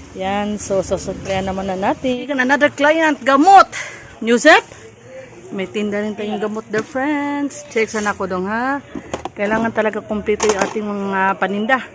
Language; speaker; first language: Filipino; non-native, local second language; Cebuano